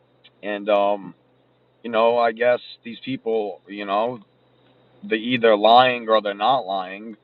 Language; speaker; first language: English; native; English